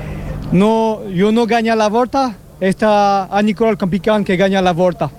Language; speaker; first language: Spanish; non-native, learner; French